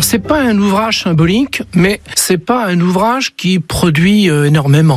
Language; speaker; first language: French; native; French